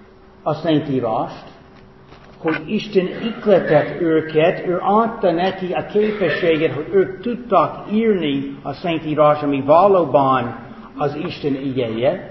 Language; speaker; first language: Hungarian; non-native, fluent; English